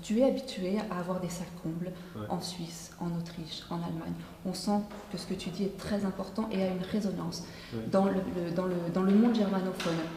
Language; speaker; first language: French; native; French